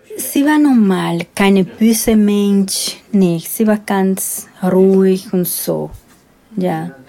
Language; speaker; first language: German; non-native, learner; Spanish